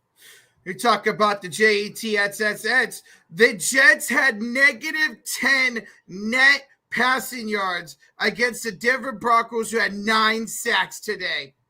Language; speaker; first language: English; native; English